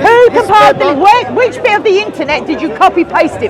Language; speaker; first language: English; native; English